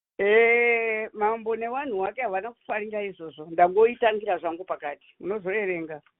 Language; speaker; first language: Shona; non-native, local second language; North Ndebele